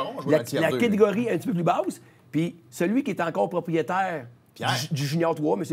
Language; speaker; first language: French; native; French